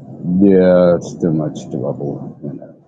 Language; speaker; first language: English; non-native, learner; Dutch